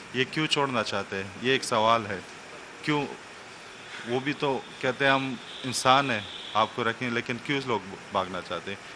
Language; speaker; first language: Hindi; non-native, fluent; Persian